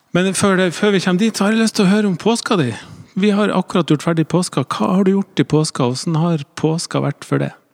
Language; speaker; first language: Norwegian; native; Norwegian